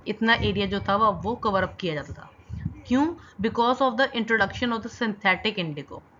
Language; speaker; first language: Hindi; non-native, local second language; Punjabi